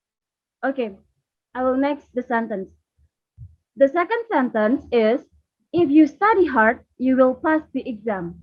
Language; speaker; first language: English; non-native, fluent; Indonesian